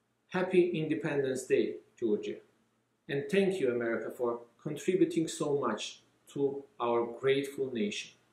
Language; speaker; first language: English; non-native, fluent; Georgian